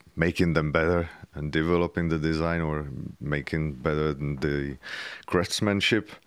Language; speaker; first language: English; non-native, fluent; Czech